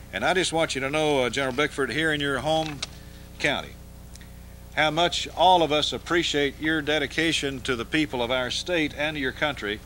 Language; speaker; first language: English; native; English